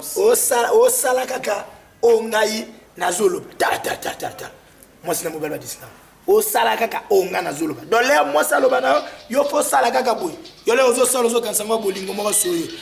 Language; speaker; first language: Lingala; native; Lingala